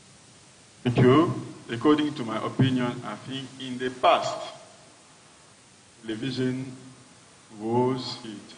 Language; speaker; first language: English; non-native, learner; French